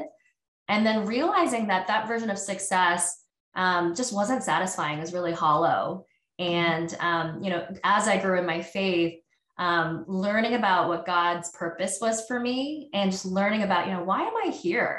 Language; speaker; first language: English; native; English